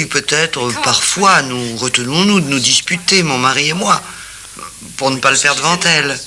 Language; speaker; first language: French; native; French